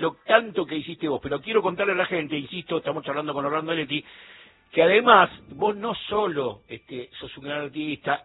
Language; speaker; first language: Spanish; native; Spanish